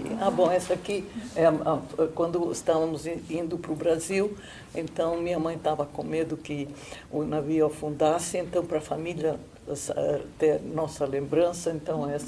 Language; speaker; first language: Portuguese; non-native, fluent; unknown